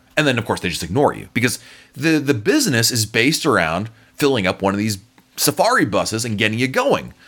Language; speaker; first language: English; native; English